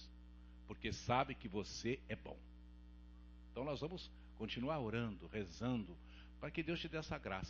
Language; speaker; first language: Portuguese; native; Portuguese